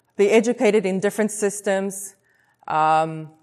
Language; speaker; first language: English; non-native, local second language; Afrikaans